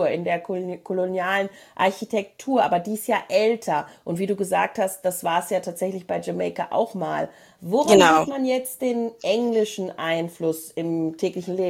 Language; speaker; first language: German; native; German